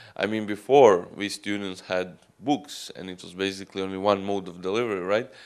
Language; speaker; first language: English; non-native, fluent; Croatian